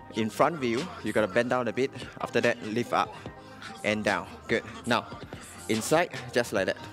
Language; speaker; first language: English; non-native, local second language; Chinese